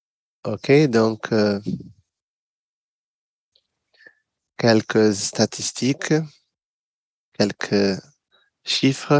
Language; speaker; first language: French; non-native, fluent; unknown